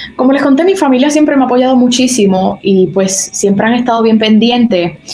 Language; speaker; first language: Spanish; native; Spanish